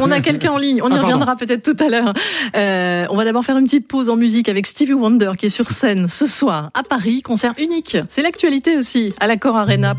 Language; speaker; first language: French; native; French